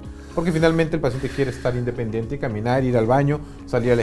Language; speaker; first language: Spanish; native; Spanish